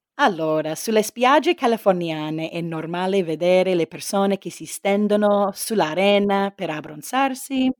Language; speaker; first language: Italian; non-native, fluent; English